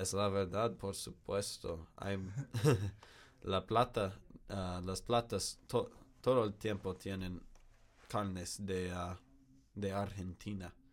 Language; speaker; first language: Spanish; non-native, learner; English